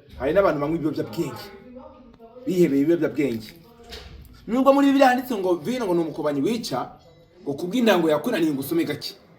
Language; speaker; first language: Kinyarwanda; early bilingual, heritage; Kinyarwanda